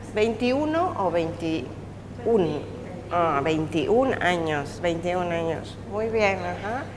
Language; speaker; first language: Spanish; native; Spanish